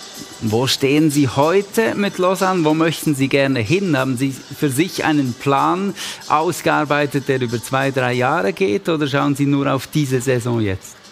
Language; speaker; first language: German; native; German